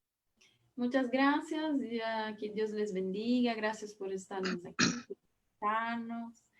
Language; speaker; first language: Spanish; non-native, learner; Portuguese